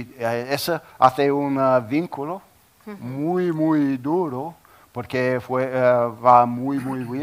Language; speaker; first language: Spanish; non-native, learner; English